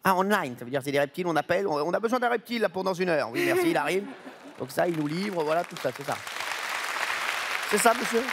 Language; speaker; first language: French; native; French